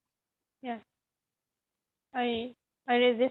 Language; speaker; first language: English; non-native, learner; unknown